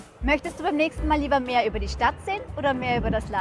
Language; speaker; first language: German; native; German